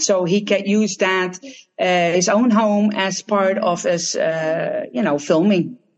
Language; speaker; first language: English; non-native, fluent; Dutch